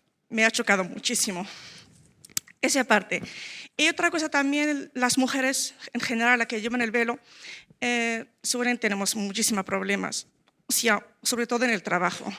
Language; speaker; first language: Spanish; non-native, learner; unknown